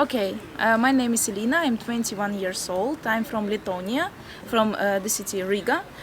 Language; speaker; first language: English; non-native, fluent; Latvian